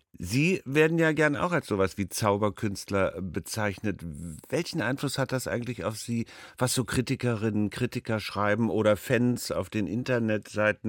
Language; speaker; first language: German; native; German